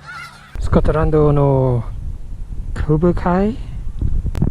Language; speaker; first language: Japanese; non-native, learner; English